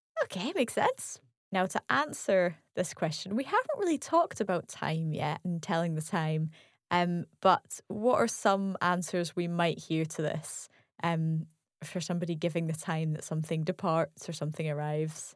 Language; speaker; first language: English; native; English